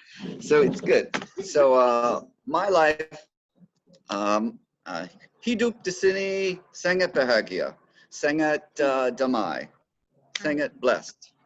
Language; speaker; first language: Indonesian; non-native, learner; English